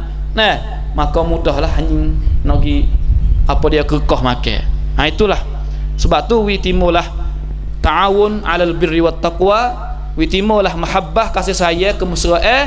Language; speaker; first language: Malay; native; Malay